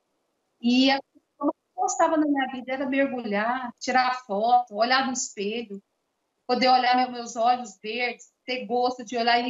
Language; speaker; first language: Portuguese; native; Portuguese